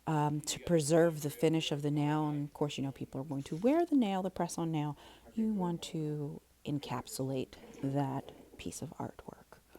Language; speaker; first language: English; native; English